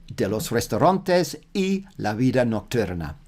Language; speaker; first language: Spanish; non-native, learner; English